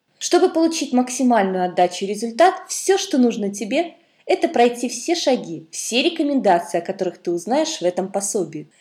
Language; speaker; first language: Russian; native; Russian